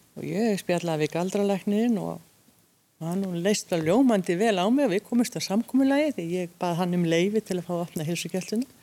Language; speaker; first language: Icelandic; early bilingual, other home language; Hungarian